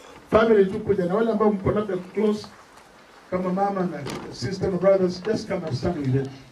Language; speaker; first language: English; non-native, local second language; Swahili